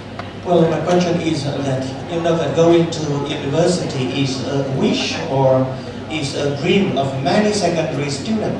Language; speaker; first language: English; non-native, learner; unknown